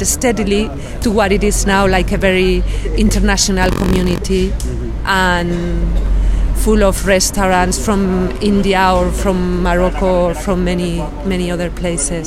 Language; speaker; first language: English; non-native, fluent; Spanish